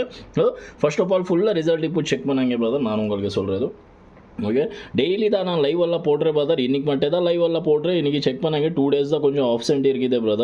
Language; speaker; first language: Tamil; non-native, local second language; Malayalam